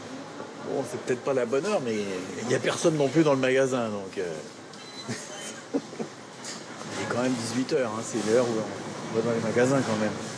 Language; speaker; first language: French; native; French